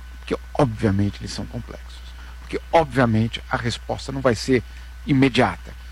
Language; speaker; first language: Portuguese; native; Portuguese